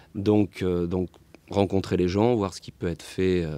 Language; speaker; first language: French; native; French